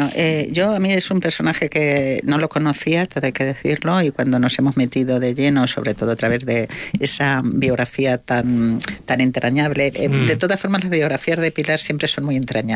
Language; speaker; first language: Spanish; native; Spanish